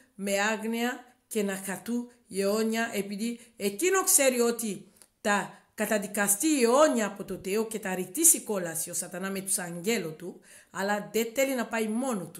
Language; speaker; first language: Greek; non-native, learner; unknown